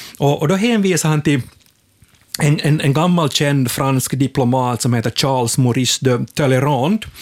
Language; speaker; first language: Swedish; native; Swedish